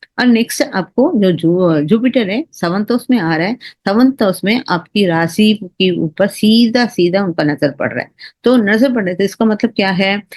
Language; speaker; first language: Hindi; non-native, local second language; Tamil